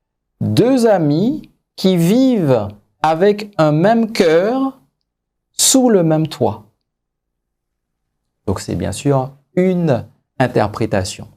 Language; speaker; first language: French; native; French